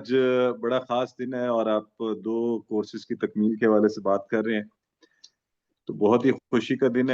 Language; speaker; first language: Urdu; native; Urdu